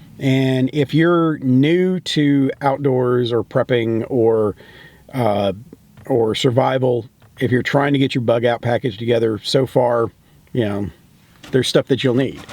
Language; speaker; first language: English; native; English